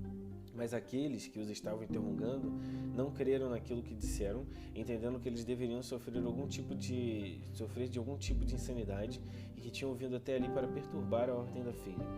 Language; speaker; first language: Portuguese; native; Portuguese